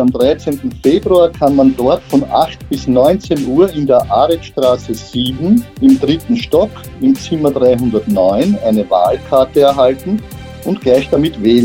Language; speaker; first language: German; native; German